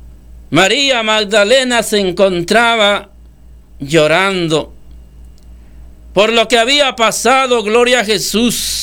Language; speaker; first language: Spanish; native; Spanish